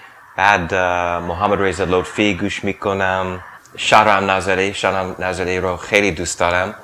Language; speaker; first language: Persian; non-native, fluent; English